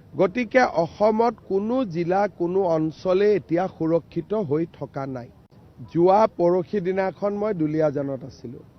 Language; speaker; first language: Assamese; native; Assamese